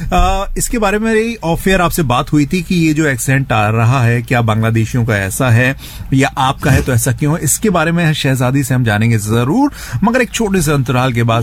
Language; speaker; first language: Hindi; native; Hindi